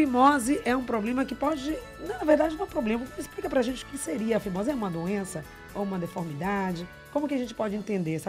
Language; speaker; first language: Portuguese; native; Portuguese